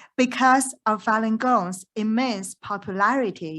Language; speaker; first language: English; non-native, fluent; Chinese